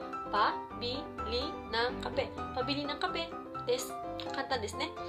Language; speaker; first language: Japanese; non-native, fluent; Filipino